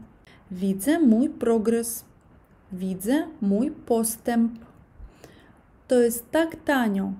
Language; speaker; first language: Polish; non-native, learner; Russian